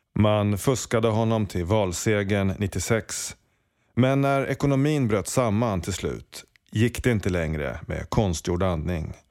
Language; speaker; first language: Swedish; native; Swedish